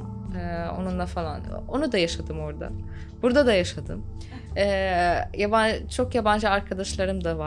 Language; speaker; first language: Turkish; non-native, fluent; Arabic